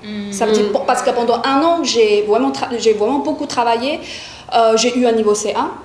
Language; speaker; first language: French; non-native, fluent; Chinese